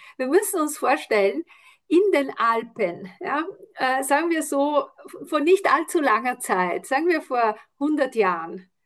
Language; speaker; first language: German; non-native, fluent; Italian